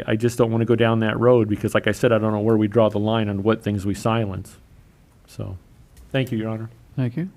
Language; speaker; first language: English; native; English